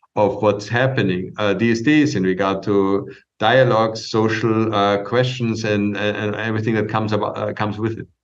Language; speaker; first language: English; non-native, fluent; German